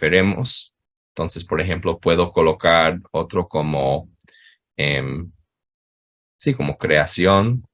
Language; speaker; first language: Spanish; non-native, fluent; English